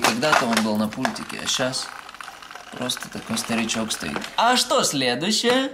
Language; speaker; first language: Russian; native; Russian